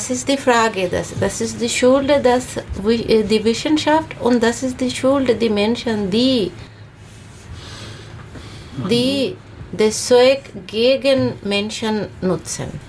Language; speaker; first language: German; non-native, learner; Bangla